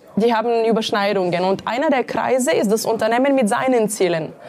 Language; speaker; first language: German; non-native, fluent; Bulgarian